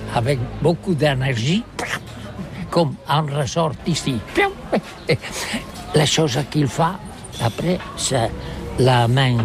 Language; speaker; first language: French; non-native, learner; Catalan